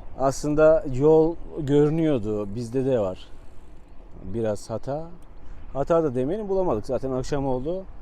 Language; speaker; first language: Turkish; native; Turkish